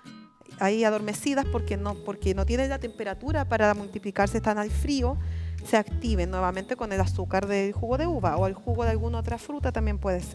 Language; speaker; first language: Spanish; native; Spanish